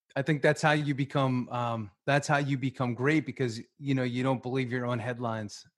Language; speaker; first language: English; native; English